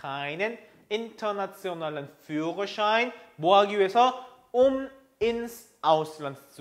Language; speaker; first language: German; non-native, fluent; Korean